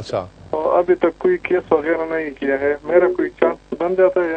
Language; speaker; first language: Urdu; non-native, local second language; Punjabi